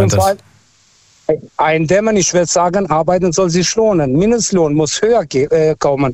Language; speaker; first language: German; non-native, fluent; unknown